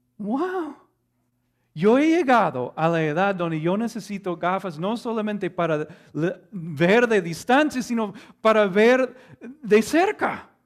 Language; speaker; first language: Spanish; non-native, fluent; English